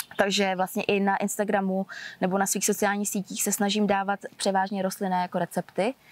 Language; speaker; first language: Czech; early bilingual, other home language; Vietnamese